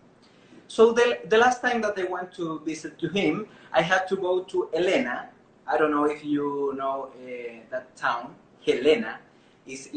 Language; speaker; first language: English; non-native, learner; Spanish